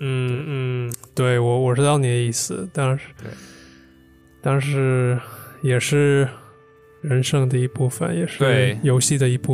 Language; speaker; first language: Chinese; non-native, fluent; English